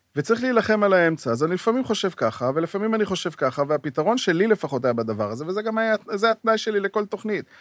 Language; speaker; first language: Hebrew; native; Hebrew